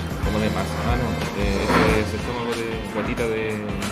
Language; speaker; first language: Spanish; early bilingual, other home language; Chinese